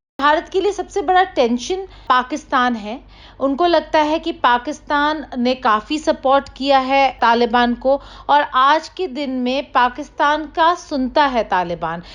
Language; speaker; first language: Urdu; native; Urdu